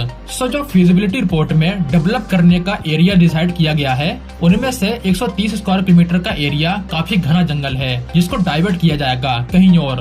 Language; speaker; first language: Hindi; native; Hindi